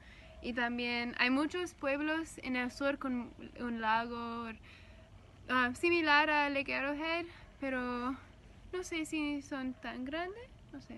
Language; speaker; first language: Spanish; non-native, learner; English